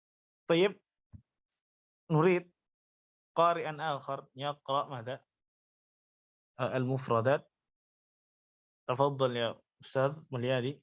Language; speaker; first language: Arabic; non-native, fluent; Indonesian